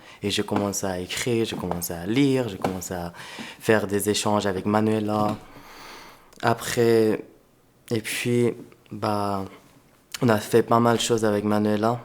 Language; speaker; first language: French; non-native, fluent; Persian